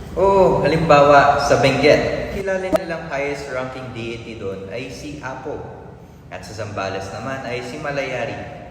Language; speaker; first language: Filipino; native; Filipino